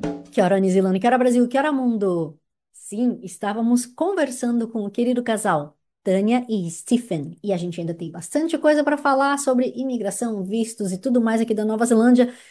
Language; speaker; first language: Portuguese; native; Portuguese